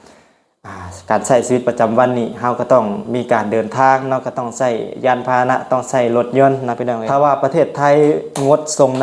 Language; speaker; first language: Thai; non-native, local second language; Northeastern Thai